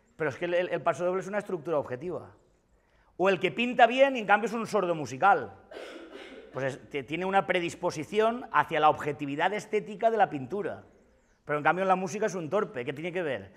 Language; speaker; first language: Spanish; non-native, local second language; Catalan